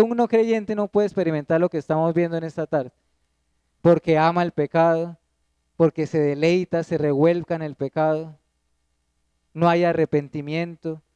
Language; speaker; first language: Spanish; native; Spanish